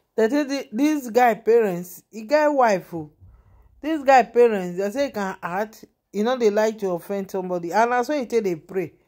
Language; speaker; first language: Nigerian Pidgin; non-native, local second language; Yoruba